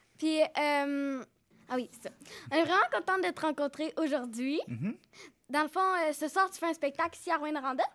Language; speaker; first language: French; native; French